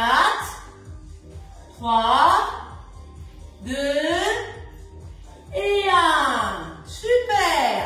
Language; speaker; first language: French; native; French